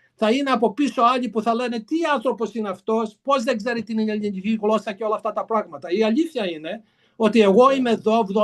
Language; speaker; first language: Greek; early bilingual, heritage; Greek